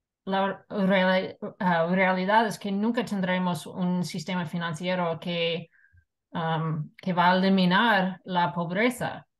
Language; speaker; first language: Spanish; non-native, fluent; English